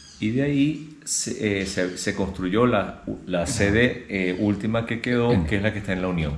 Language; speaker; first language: Spanish; early bilingual, other home language; Japanese